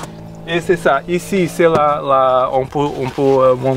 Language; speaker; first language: French; non-native, learner; Portuguese